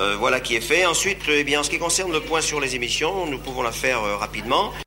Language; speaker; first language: French; native; French